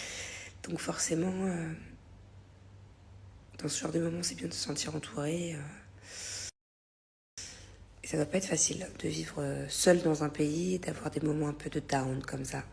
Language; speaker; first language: French; native; French